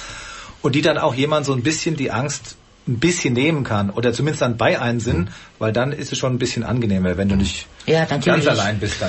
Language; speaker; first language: German; native; German